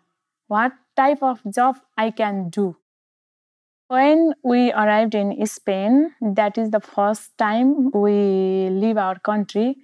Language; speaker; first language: English; non-native, learner; Nepali